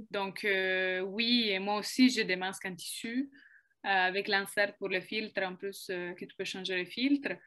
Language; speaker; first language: French; non-native, fluent; Italian